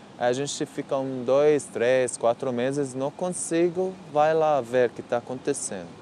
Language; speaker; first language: Portuguese; non-native, learner; Arabic